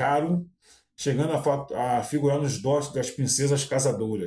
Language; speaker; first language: Portuguese; native; Portuguese